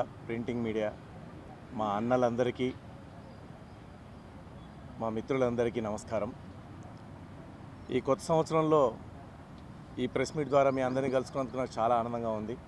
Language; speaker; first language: Telugu; native; Telugu